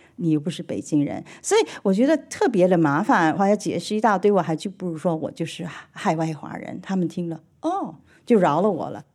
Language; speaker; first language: Chinese; early bilingual, heritage; Chinese